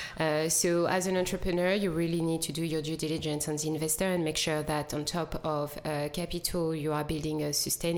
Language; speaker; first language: English; non-native, fluent; French